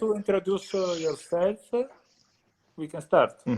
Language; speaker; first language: English; non-native, learner; Italian